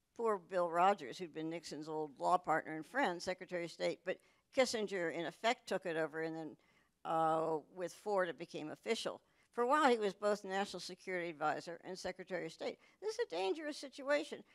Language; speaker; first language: English; native; English